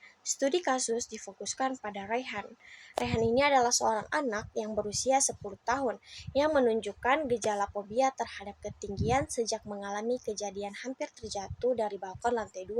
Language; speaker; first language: Indonesian; native; Indonesian